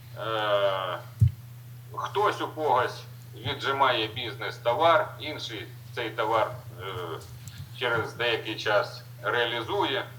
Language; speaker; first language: Ukrainian; non-native, local second language; Russian